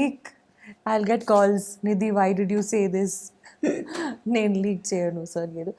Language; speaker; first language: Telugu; non-native, learner; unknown